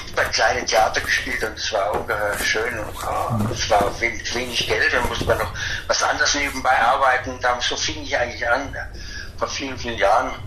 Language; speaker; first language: German; native; German